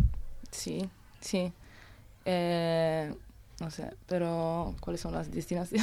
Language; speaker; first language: Spanish; non-native, learner; Italian